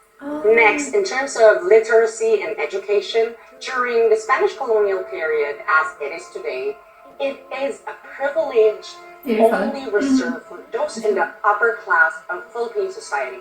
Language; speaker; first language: English; non-native, local second language; Filipino